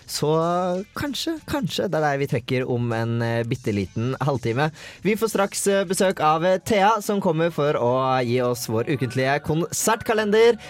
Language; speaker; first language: Norwegian; native; Norwegian